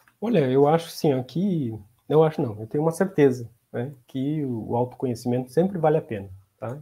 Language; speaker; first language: Portuguese; native; Portuguese